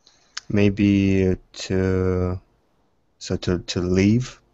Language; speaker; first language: English; non-native, fluent; Russian